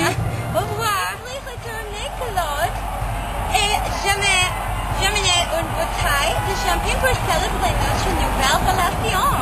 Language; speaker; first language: French; non-native, learner; English